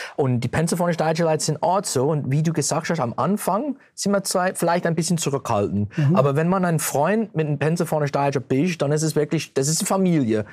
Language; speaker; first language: German; early bilingual, heritage; English